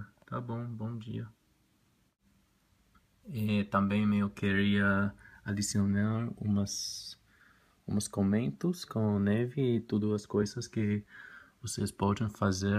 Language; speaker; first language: Portuguese; non-native, learner; Spanish